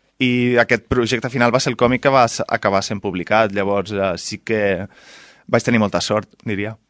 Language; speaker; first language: Catalan; non-native, local second language; Spanish